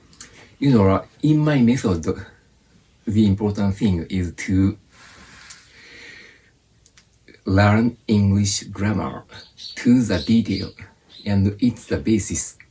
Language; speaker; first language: English; non-native, fluent; Japanese